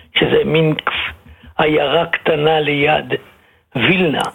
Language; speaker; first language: Hebrew; native; Hebrew